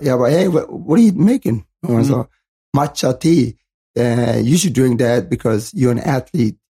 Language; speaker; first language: English; non-native, fluent; Somali